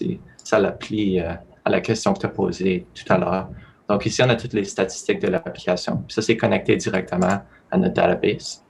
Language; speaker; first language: French; native; French